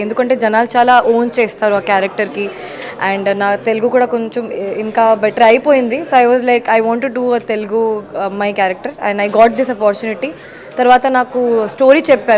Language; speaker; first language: Telugu; non-native, fluent; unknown